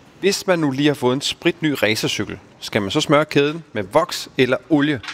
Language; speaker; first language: Danish; native; Danish